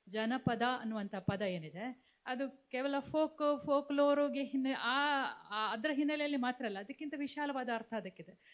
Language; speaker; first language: Kannada; native; Kannada